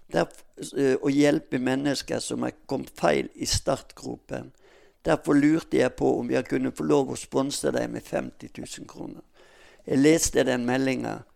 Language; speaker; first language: Norwegian; native; Norwegian